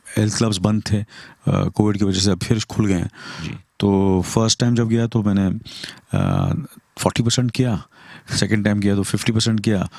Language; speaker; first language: Hindi; native; Hindi